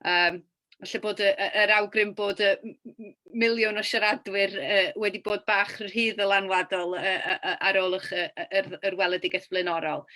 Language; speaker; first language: Welsh; native; Welsh